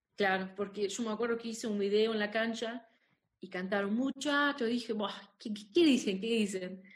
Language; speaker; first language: Spanish; non-native, fluent; German